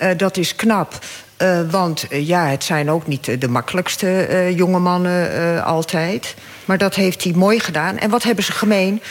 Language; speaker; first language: Dutch; early bilingual, other home language; Arabic